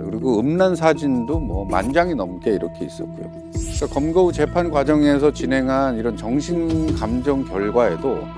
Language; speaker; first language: Korean; native; Korean